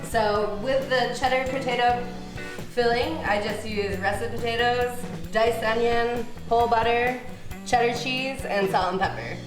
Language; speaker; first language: English; native; English